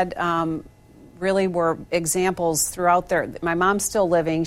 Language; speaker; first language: English; native; English